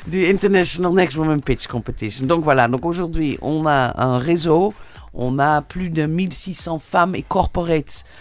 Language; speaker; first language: French; non-native, fluent; Dutch